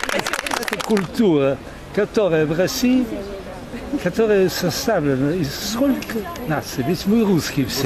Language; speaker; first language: Russian; early bilingual, heritage; Russian